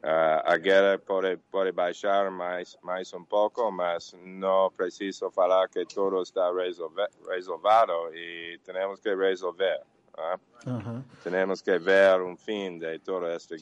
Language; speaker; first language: Portuguese; non-native, learner; English